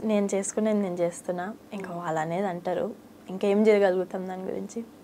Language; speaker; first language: Telugu; early bilingual, heritage; Telugu